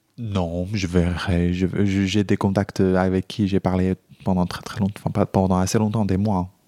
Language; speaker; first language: French; non-native, fluent; Chinese